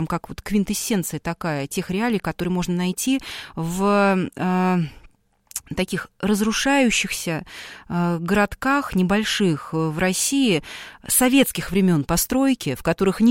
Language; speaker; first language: Russian; native; Russian